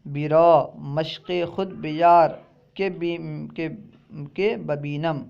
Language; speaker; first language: Persian; non-native, fluent; Urdu